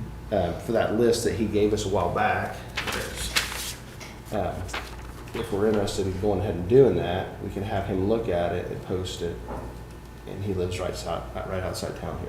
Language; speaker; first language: English; native; English